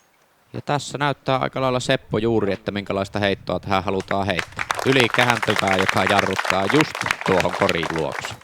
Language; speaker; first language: Finnish; native; Finnish